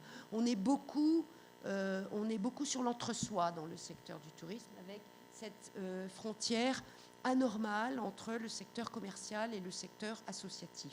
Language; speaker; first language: French; native; French